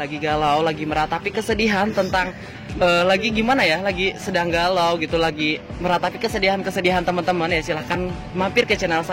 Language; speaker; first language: Indonesian; native; Indonesian